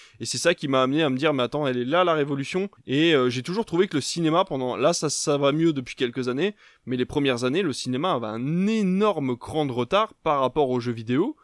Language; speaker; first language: French; native; French